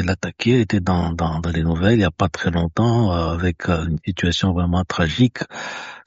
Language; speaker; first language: French; native; French